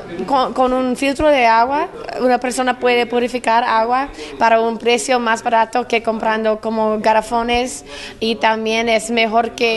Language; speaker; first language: Spanish; non-native, learner; English